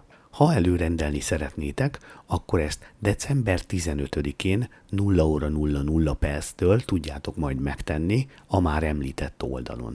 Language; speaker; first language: Hungarian; native; Hungarian